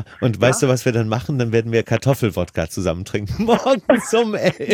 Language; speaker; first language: German; native; German